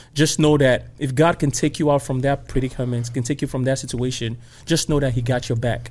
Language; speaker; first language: English; non-native, local second language; Igbo